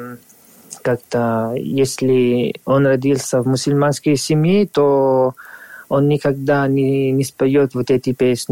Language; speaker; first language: Russian; non-native, fluent; Arabic